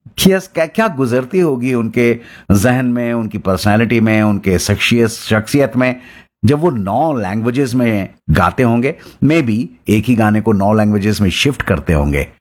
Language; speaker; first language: Hindi; native; Hindi